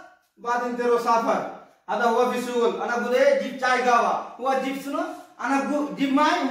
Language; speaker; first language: Arabic; non-native, learner; Hindi